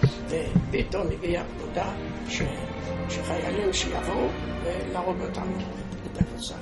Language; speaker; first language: Hebrew; non-native, fluent; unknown